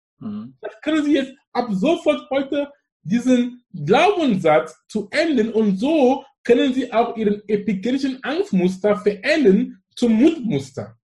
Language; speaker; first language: German; non-native, fluent; English